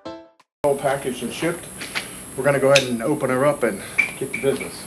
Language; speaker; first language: English; native; English